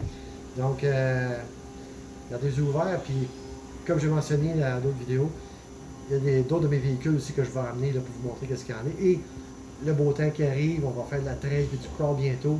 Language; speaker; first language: French; native; French